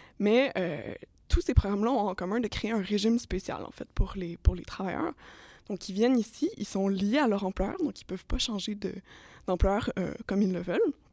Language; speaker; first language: French; native; French